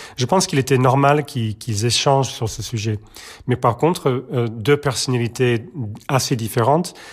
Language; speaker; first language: French; non-native, fluent; Serbian